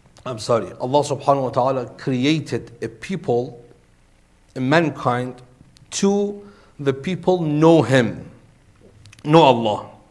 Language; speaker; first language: English; non-native, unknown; Persian